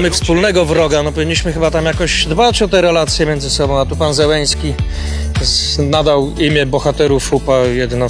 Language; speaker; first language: Polish; native; Polish